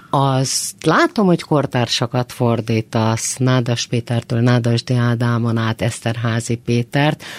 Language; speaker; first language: Hungarian; native; Hungarian